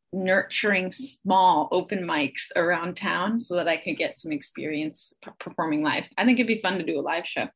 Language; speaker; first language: English; native; English